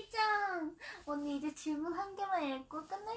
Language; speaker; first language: Korean; non-native, fluent; Japanese